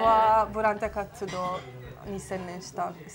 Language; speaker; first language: Japanese; non-native, fluent; Italian